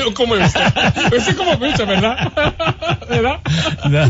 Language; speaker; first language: Spanish; non-native, learner; Japanese